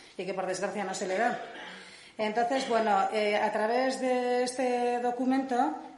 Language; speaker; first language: Spanish; non-native, local second language; Basque